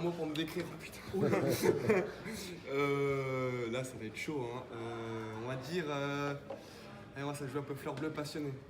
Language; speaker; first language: French; native; French